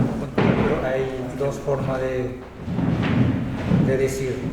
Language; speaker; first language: Spanish; non-native, local second language; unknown